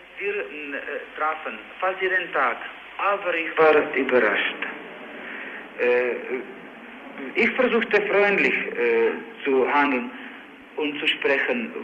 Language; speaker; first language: German; non-native, learner; Czech